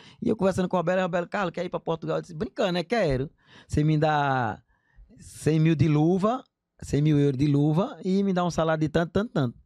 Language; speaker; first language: Portuguese; native; Portuguese